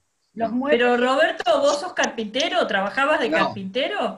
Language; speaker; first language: Spanish; native; Spanish